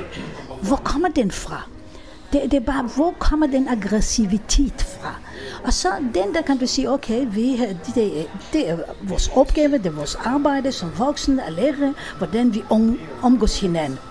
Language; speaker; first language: Danish; non-native, fluent; Hebrew